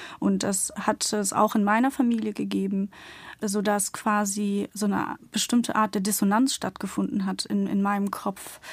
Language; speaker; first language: German; early bilingual, other home language; Turkish